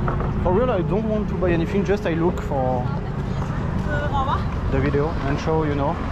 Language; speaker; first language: English; non-native, learner; French